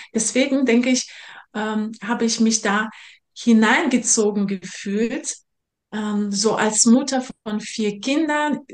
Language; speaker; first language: German; non-native, fluent; Russian